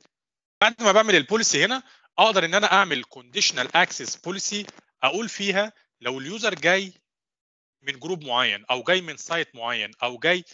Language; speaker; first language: Arabic; native; Arabic